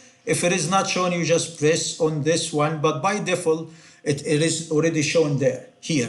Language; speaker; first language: English; non-native, fluent; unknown